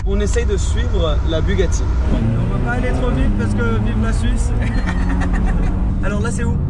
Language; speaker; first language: French; native; French